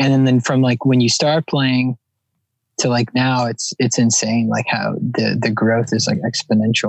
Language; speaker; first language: English; native; English